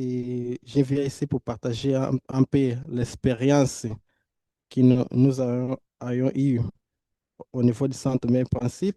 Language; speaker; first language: French; non-native, fluent; Portuguese